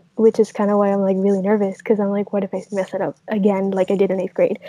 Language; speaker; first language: English; native; English